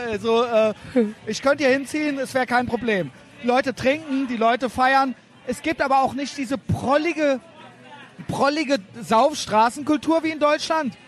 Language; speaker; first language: German; native; German